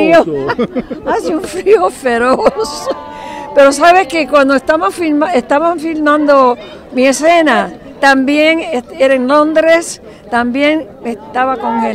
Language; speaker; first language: Spanish; early bilingual, other home language; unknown